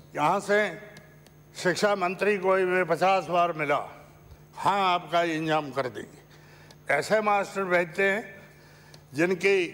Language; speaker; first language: Hindi; native; Hindi